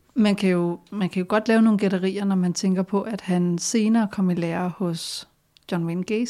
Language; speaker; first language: Danish; native; Danish